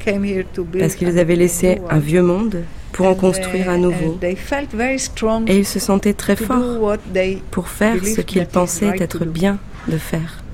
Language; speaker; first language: French; non-native, fluent; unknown